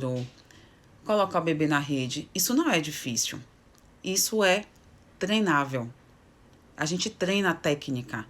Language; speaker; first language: Portuguese; native; Portuguese